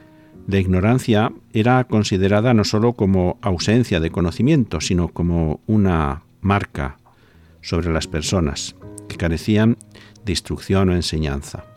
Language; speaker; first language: Spanish; native; Spanish